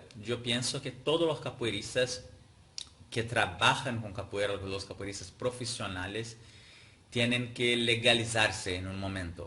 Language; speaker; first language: Spanish; non-native, fluent; Portuguese